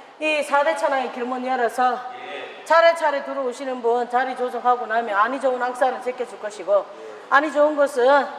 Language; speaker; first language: Korean; native; Korean